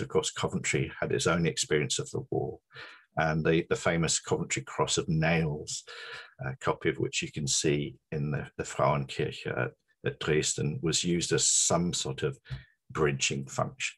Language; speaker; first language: English; native; English